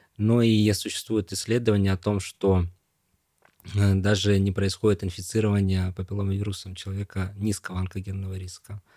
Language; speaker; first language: Russian; native; Russian